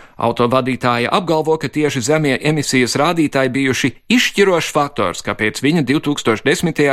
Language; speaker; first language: Latvian; early bilingual, heritage; Latvian